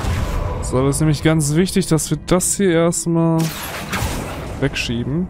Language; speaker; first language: German; native; German